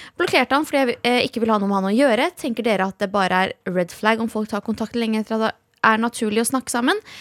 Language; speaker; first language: Norwegian; early bilingual, other home language; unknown